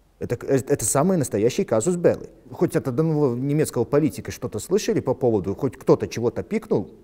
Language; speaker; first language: Russian; non-native, local second language; Latvian